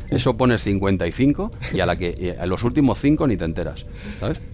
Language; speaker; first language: Spanish; native; Spanish